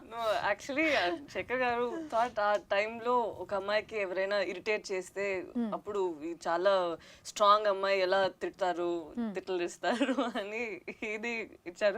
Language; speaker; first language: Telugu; non-native, learner; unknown